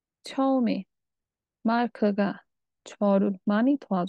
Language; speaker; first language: Korean; non-native, fluent; Bangla